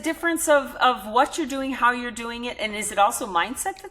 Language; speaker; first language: English; native; English